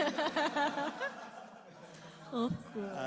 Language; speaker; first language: English; non-native, learner; Indonesian